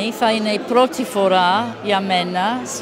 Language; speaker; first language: Greek; non-native, learner; English